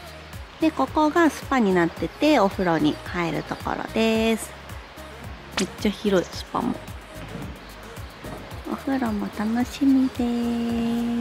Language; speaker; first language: Japanese; native; Japanese